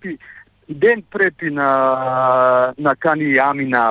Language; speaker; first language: Greek; non-native, fluent; Serbian